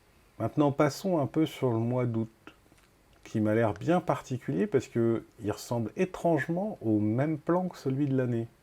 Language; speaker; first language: French; native; French